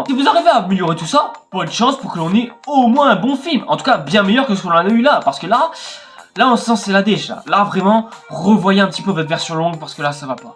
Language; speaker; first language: French; native; French